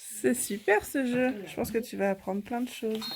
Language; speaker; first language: French; native; French